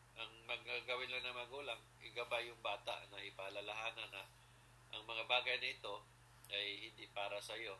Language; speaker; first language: Filipino; non-native, local second language; Cebuano